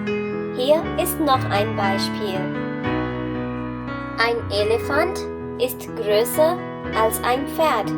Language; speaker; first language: German; non-native, fluent; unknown